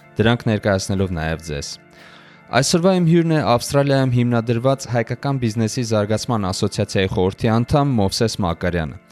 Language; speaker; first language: Armenian; native; Armenian